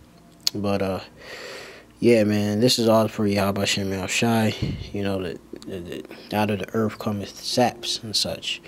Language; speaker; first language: English; native; English